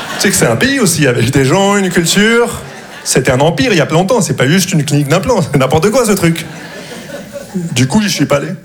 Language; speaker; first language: French; non-native, local second language; Arabic